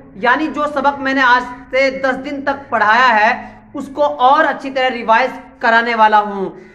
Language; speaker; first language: Hindi; native; Hindi